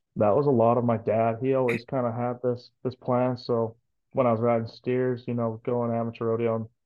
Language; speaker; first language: English; native; English